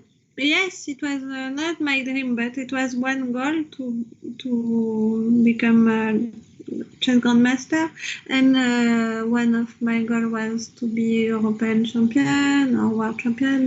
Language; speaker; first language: English; non-native, learner; French